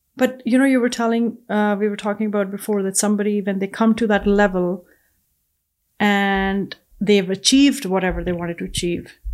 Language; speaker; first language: English; non-native, local second language; Punjabi